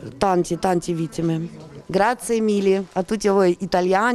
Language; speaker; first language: Italian; non-native, learner; Ukrainian